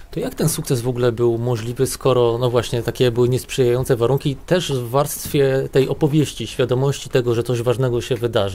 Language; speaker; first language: Polish; native; Polish